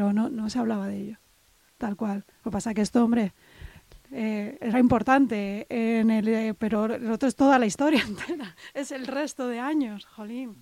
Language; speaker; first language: Spanish; native; Spanish